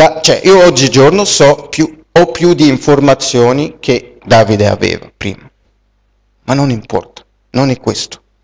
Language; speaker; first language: Italian; non-native, fluent; Arabic